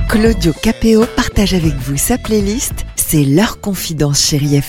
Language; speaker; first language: French; native; French